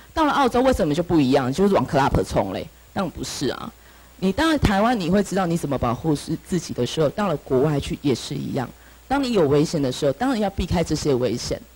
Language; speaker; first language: Chinese; native; Chinese